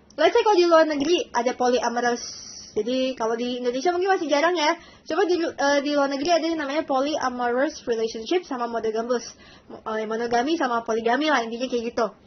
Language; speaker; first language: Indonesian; native; Indonesian